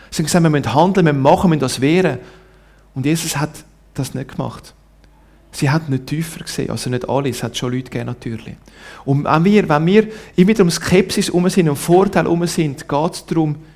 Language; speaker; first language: German; non-native, local second language; Italian